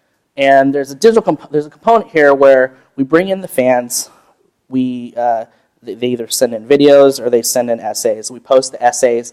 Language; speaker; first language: English; native; English